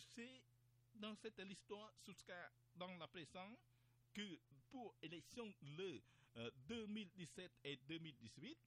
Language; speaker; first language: French; non-native, learner; Khmer